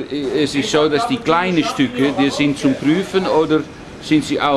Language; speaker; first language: German; non-native, learner; Dutch